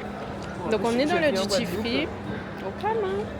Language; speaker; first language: French; native; French